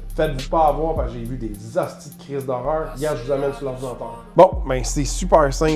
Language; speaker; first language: French; native; French